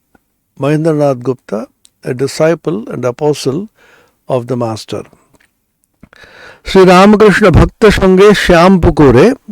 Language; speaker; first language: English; non-native, local second language; Bangla